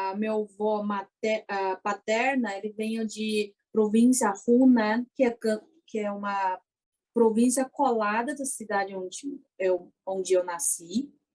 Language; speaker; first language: Portuguese; early bilingual, other home language; Chinese